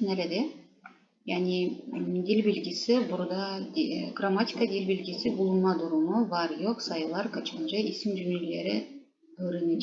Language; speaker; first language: Turkish; non-native, fluent; Kazakh